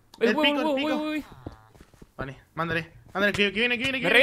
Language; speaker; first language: Spanish; native; Spanish